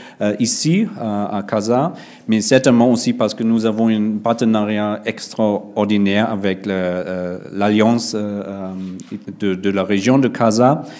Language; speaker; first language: French; non-native, fluent; German